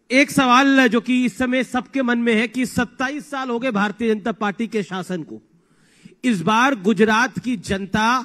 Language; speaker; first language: Hindi; native; Hindi